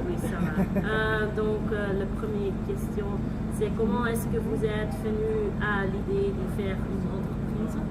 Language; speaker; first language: French; non-native, learner; Dutch